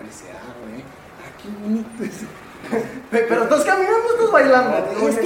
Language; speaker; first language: Spanish; native; Spanish